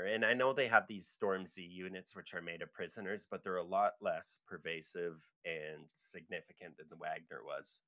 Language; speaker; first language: English; native; English